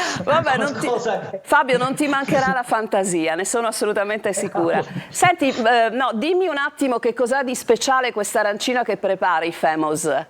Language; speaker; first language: Italian; native; Italian